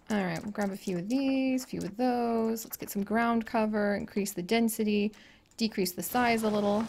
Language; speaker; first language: English; native; English